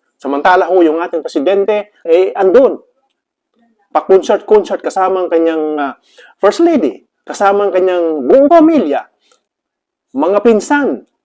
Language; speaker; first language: Filipino; non-native, local second language; Cebuano